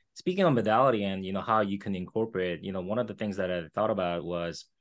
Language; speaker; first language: English; early bilingual, other home language; Korean